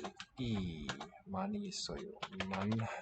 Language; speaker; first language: Korean; non-native, learner; English